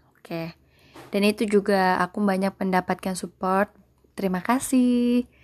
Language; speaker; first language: Indonesian; non-native, local second language; Sundanese